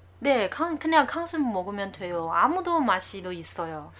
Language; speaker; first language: Korean; non-native, learner; Chinese